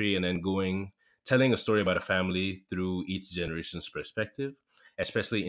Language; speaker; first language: English; non-native, local second language; Yoruba